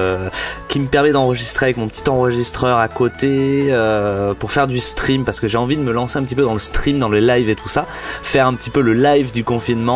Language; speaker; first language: French; native; French